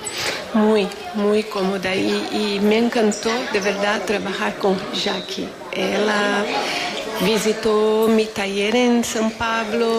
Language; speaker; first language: Spanish; non-native, fluent; Portuguese